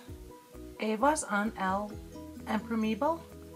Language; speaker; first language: Spanish; non-native, learner; English